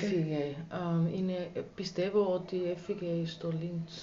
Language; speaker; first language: Greek; non-native, learner; German